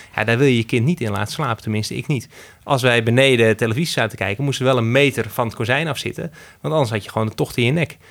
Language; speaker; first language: Dutch; native; Dutch